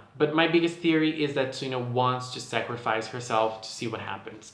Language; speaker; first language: English; non-native, fluent; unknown